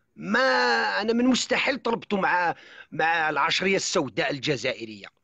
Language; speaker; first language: Arabic; non-native, local second language; Kabyle